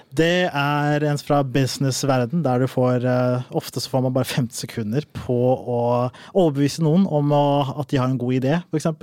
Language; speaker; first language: Norwegian; early bilingual, other home language; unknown